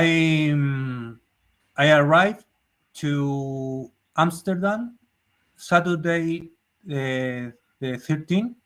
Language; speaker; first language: English; non-native, learner; Spanish